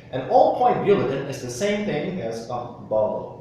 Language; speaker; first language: English; non-native, fluent; Ukrainian